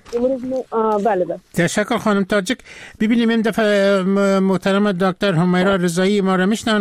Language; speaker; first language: Persian; native; Persian